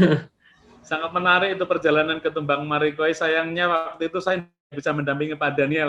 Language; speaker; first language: Indonesian; native; Indonesian